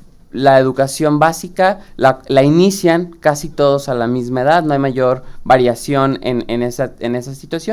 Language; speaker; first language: Spanish; native; Spanish